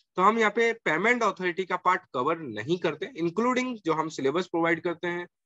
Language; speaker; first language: Hindi; non-native, local second language; Marathi